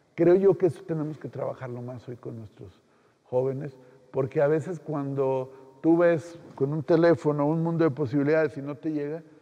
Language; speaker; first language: Spanish; native; Spanish